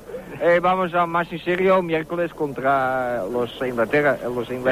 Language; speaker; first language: Spanish; non-native, learner; Dutch